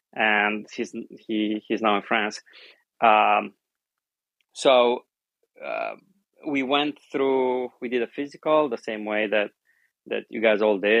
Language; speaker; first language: English; non-native, fluent; Romanian